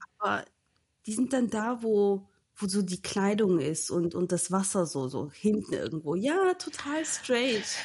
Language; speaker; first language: German; early bilingual, other home language; Turkish